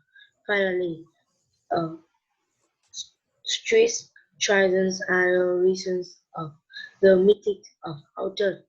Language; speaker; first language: English; non-native, learner; Vietnamese